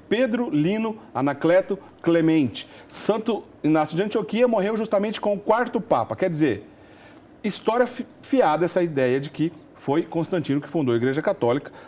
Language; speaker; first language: Portuguese; native; Portuguese